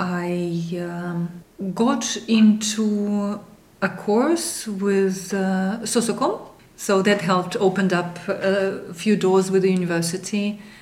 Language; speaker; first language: English; non-native, fluent; Russian